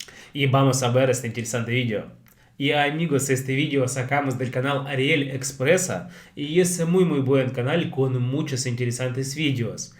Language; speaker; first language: Spanish; non-native, fluent; Russian